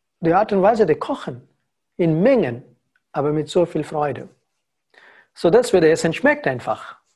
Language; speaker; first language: German; non-native, learner; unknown